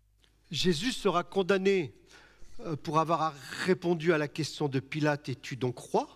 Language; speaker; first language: French; native; French